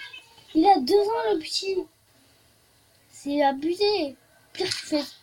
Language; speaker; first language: French; native; French